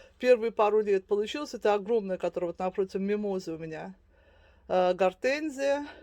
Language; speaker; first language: Russian; native; Russian